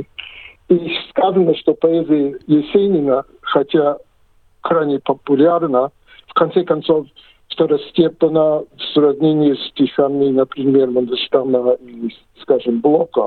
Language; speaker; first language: Russian; non-native, fluent; English